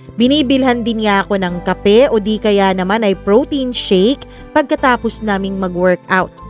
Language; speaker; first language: Filipino; non-native, local second language; Cebuano